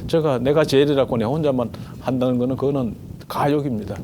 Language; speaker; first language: Korean; native; Korean